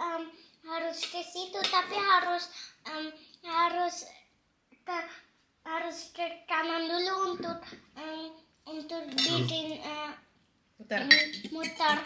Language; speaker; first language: Indonesian; early bilingual, heritage; Indonesian